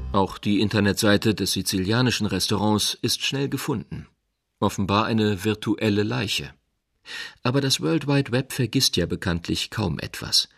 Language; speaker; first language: German; native; German